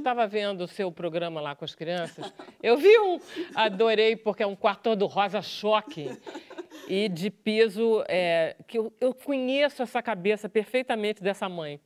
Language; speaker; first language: Portuguese; native; Portuguese